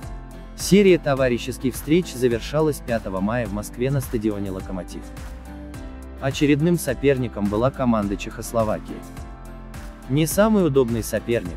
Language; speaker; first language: Russian; native; Russian